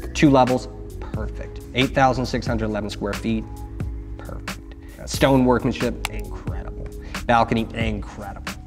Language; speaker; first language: English; native; English